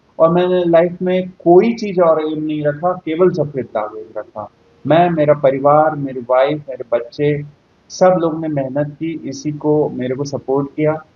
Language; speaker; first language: Hindi; native; Hindi